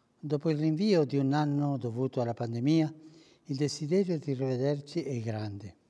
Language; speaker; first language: Italian; early bilingual, heritage; Italian